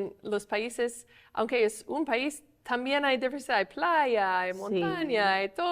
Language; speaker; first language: Spanish; non-native, fluent; English